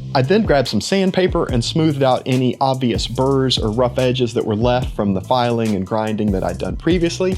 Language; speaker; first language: English; native; English